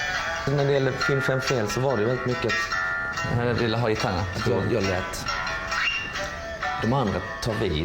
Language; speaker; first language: Swedish; native; Swedish